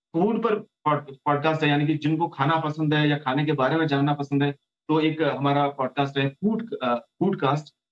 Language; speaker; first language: Hindi; native; Hindi